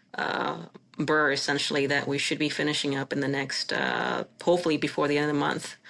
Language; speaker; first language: English; non-native, fluent; Spanish